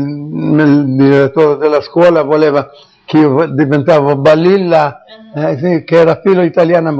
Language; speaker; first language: Italian; non-native, local second language; Arabic